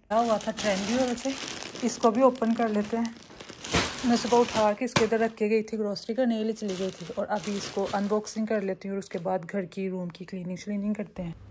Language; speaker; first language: Urdu; native; Urdu